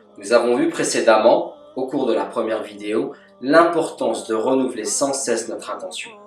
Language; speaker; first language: French; native; French